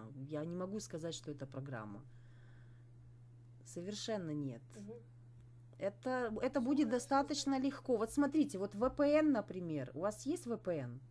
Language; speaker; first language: Russian; native; Russian